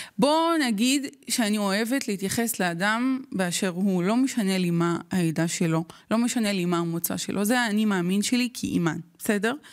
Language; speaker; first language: Hebrew; non-native, local second language; Arabic